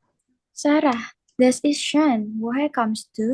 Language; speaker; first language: German; non-native, learner; Indonesian